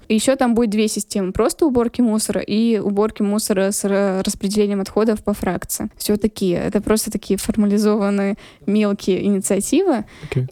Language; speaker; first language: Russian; non-native, local second language; Lezghian